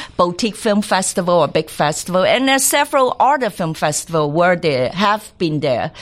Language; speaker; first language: English; non-native, local second language; Cantonese